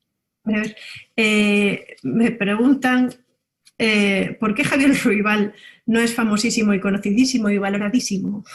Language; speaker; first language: Spanish; native; Spanish